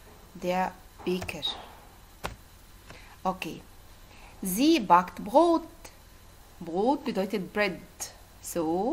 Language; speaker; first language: German; non-native, learner; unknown